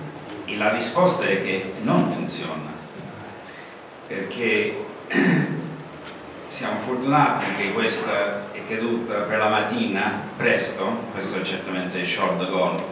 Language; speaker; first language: Italian; non-native, learner; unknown